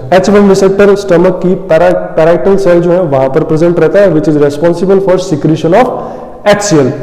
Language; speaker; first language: Hindi; native; Hindi